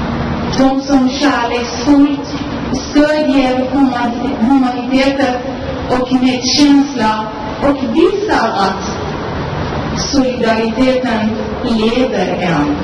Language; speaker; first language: Swedish; non-native, fluent; Persian